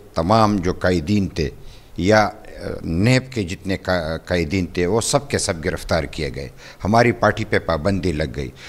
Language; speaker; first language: Urdu; non-native, local second language; Pashto